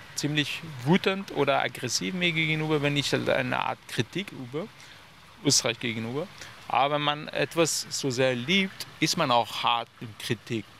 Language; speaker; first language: German; non-native, fluent; Persian